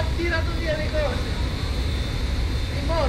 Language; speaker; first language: Italian; native; Italian